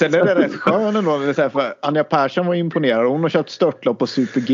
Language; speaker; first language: Swedish; native; Swedish